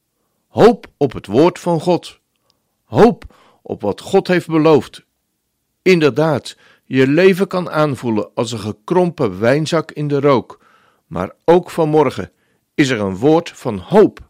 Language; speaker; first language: Dutch; native; Dutch